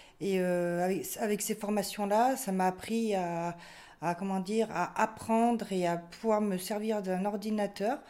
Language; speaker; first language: French; native; French